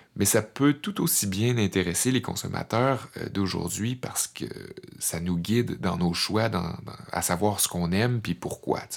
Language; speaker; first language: French; native; French